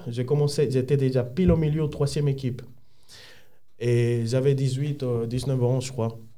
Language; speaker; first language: French; non-native, fluent; Spanish